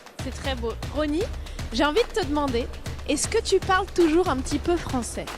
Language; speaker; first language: French; native; French